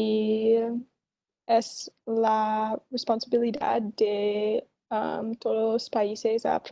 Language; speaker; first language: Spanish; non-native, learner; English